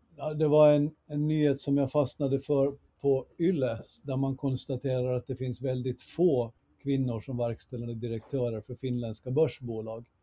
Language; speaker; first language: Swedish; native; Swedish